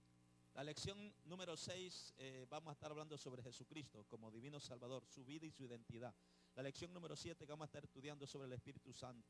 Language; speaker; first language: Spanish; native; Spanish